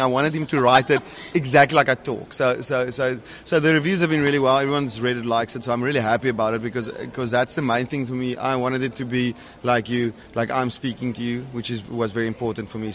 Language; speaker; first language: English; non-native, local second language; Afrikaans